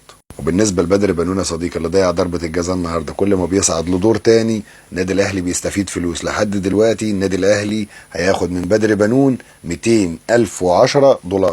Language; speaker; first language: Arabic; native; Arabic